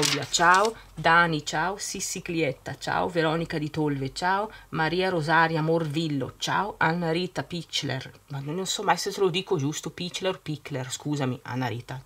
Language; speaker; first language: Italian; native; Italian